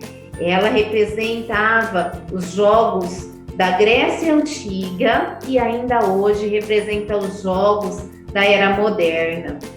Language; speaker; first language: Portuguese; native; Portuguese